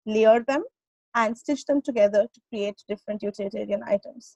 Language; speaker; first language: English; non-native, local second language; Bangla